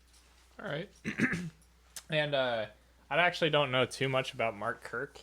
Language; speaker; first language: English; native; English